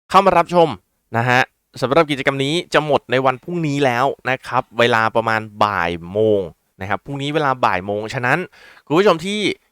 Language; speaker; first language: Thai; native; Thai